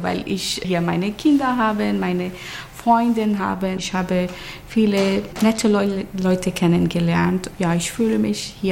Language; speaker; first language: German; non-native, learner; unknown